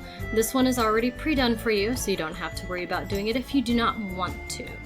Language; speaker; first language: English; native; English